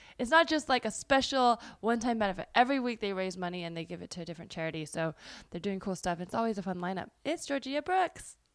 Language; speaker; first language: English; early bilingual, other home language; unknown